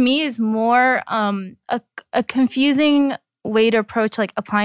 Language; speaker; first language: English; native; English